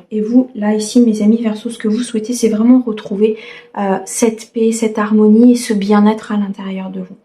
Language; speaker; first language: French; native; French